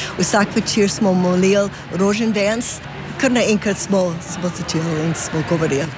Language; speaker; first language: Slovenian; early bilingual, heritage; English